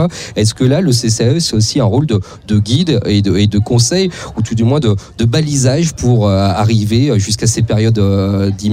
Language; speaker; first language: French; native; French